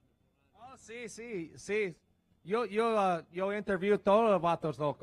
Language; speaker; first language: Spanish; non-native, learner; English